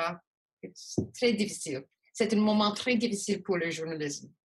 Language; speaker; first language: French; non-native, local second language; English